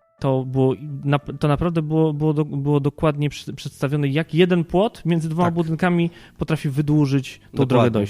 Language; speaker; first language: Polish; native; Polish